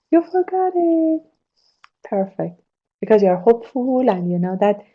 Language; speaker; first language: English; non-native, fluent; Persian